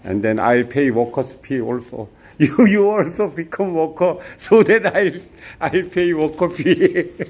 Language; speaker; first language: English; non-native, learner; Korean